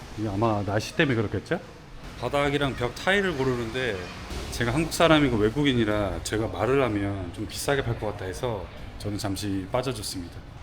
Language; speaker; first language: Korean; native; Korean